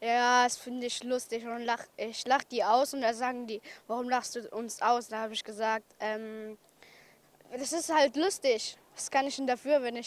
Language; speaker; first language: German; early bilingual, other home language; Persian